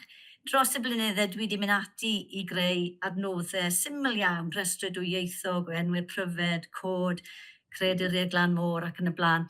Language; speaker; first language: Welsh; native; Welsh